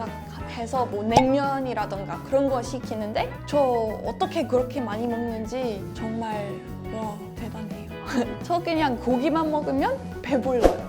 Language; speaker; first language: Korean; non-native, fluent; English